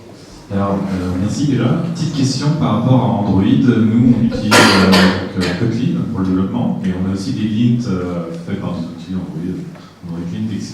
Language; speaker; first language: French; native; French